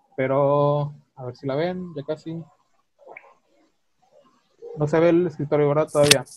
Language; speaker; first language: Spanish; native; Spanish